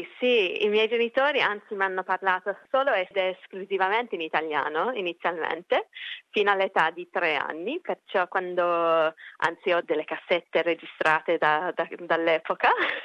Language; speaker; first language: Italian; early bilingual, heritage; Italian